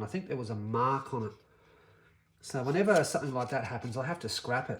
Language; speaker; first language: English; native; English